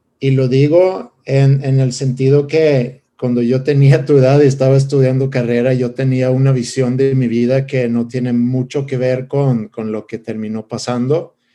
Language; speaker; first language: Spanish; non-native, fluent; Swedish